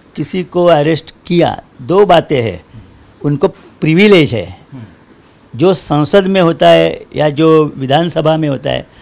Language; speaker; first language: Hindi; non-native, local second language; Marathi